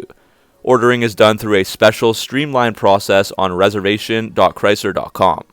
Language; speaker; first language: English; native; English